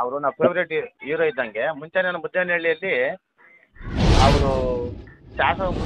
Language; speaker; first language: Kannada; native; Kannada